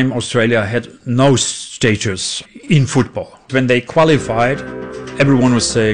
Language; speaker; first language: English; non-native, learner; German